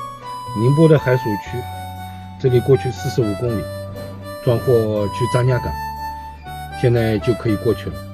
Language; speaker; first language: Chinese; native; Chinese